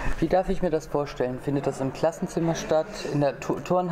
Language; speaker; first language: German; native; German